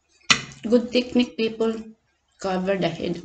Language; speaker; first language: English; non-native, local second language; Cebuano